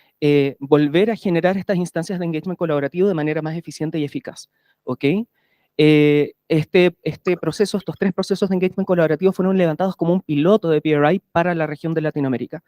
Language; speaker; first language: Spanish; native; Spanish